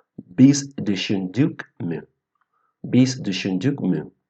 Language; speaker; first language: Turkish; non-native, fluent; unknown